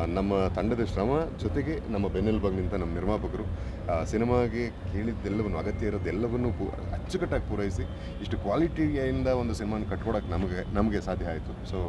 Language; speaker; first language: Kannada; native; Kannada